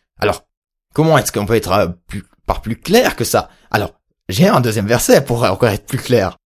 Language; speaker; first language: French; native; French